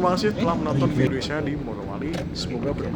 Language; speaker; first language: Indonesian; native; Indonesian